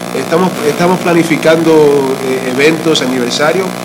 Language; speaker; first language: Spanish; early bilingual, heritage; Spanish